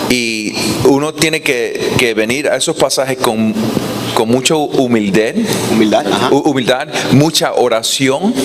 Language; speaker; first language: Spanish; non-native, fluent; English